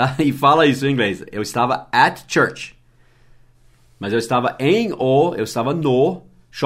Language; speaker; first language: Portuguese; non-native, fluent; English